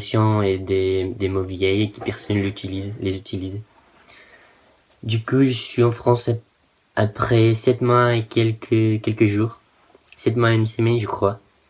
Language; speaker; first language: French; non-native, learner; Portuguese